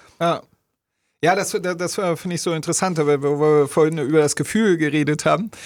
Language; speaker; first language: German; native; German